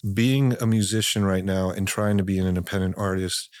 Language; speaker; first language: English; early bilingual, other home language; Spanish